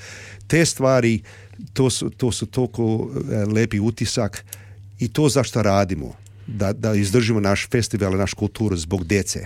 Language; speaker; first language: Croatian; early bilingual, heritage; Serbian